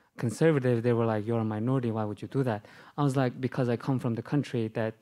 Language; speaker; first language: English; non-native, learner; Chinese